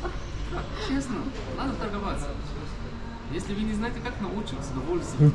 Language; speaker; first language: Russian; non-native, fluent; Arabic